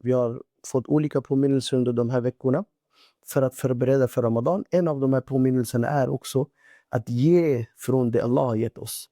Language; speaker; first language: Swedish; non-native, fluent; Urdu